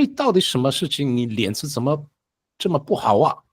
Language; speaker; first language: Chinese; non-native, fluent; Korean